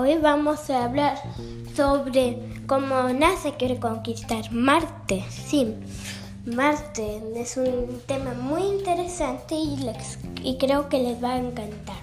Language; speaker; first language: Spanish; early bilingual, heritage; Spanish